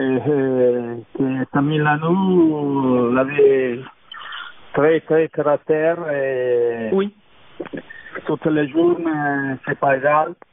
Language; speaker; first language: French; non-native, learner; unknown